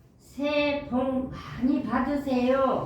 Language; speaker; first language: Korean; non-native, learner; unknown